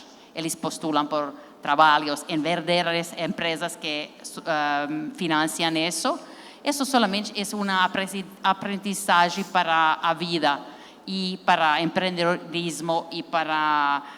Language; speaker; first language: Portuguese; non-native, learner; Finnish